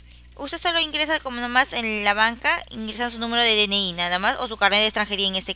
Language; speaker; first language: Spanish; native; Spanish